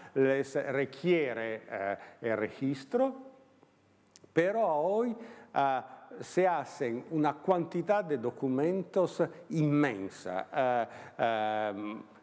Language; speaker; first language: Spanish; non-native, learner; Italian